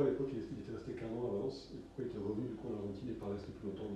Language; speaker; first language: French; native; French